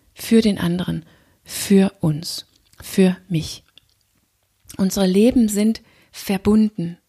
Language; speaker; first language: German; non-native, fluent; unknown